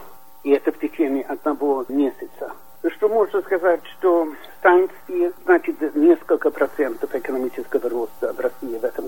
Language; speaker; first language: Russian; non-native, fluent; Swedish